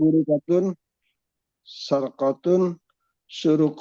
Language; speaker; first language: Arabic; non-native, learner; Indonesian